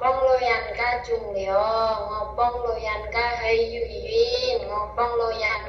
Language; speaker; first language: Cantonese; non-native, learner; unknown